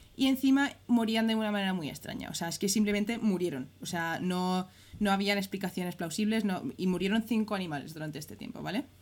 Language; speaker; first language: Spanish; early bilingual, other home language; English